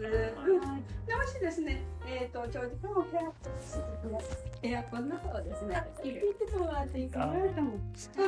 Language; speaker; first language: Japanese; native; Japanese